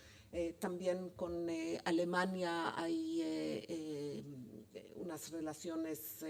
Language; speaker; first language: Spanish; non-native, fluent; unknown